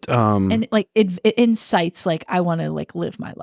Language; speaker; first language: English; native; English